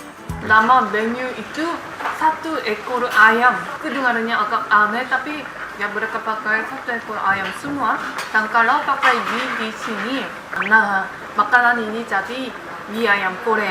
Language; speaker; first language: Indonesian; non-native, fluent; Korean